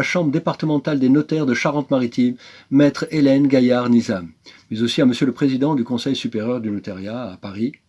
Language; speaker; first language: French; native; French